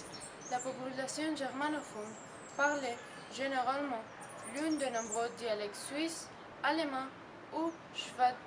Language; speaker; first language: French; non-native, learner; Spanish